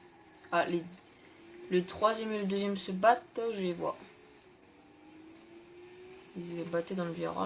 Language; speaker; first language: French; native; French